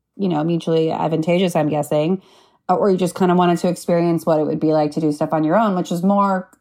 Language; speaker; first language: English; native; English